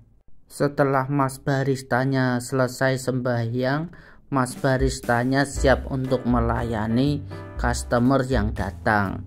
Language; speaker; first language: Indonesian; native; Indonesian